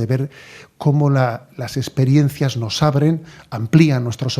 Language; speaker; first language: Spanish; native; Spanish